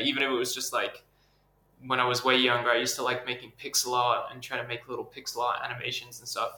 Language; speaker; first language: English; native; English